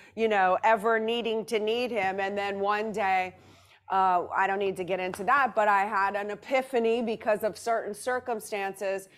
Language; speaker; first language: English; native; English